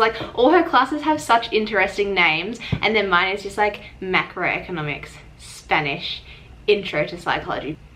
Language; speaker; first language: English; native; English